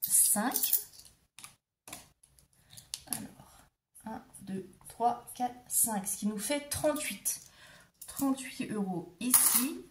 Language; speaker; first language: French; native; French